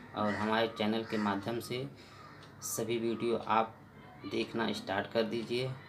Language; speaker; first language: Hindi; native; Hindi